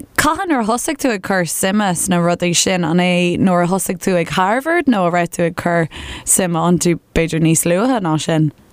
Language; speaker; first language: Irish; non-native, local second language; English